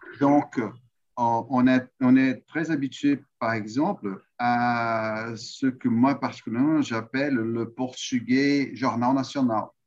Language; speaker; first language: French; non-native, fluent; Portuguese